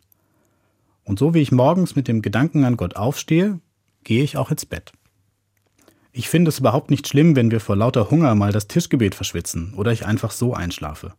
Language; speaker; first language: German; native; German